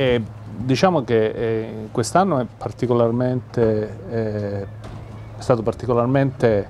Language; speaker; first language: Italian; native; Italian